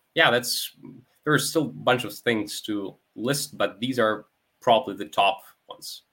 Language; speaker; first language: English; non-native, fluent; Ukrainian